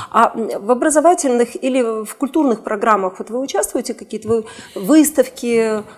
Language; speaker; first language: Russian; native; Russian